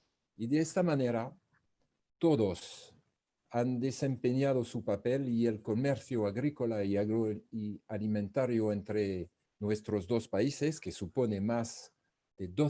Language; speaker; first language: Spanish; non-native, fluent; French